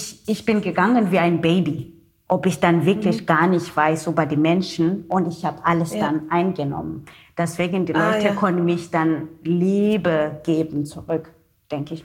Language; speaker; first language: German; non-native, learner; Xhosa